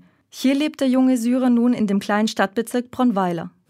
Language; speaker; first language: German; native; German